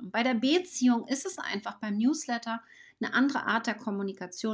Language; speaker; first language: German; native; German